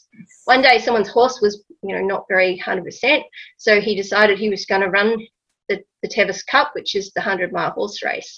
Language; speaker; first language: English; native; English